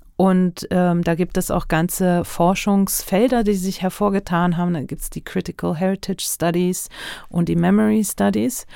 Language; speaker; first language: German; early bilingual, other home language; Turkish